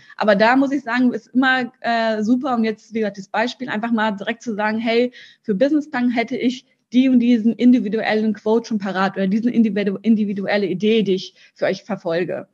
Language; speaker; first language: German; early bilingual, other home language; Russian